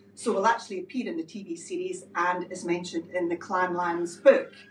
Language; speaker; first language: English; native; English